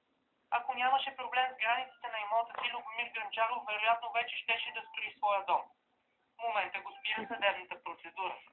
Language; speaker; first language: Bulgarian; native; Bulgarian